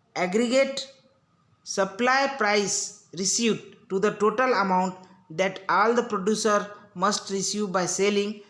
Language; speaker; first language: English; non-native, local second language; Marathi